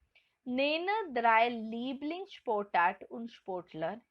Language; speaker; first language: German; non-native, fluent; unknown